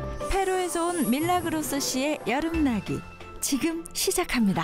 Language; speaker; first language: Korean; native; Korean